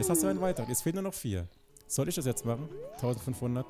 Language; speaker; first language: German; native; German